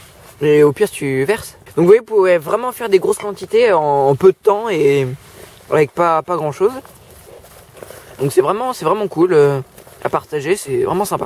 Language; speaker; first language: French; native; French